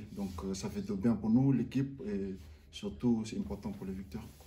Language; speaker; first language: French; non-native, learner; Fijian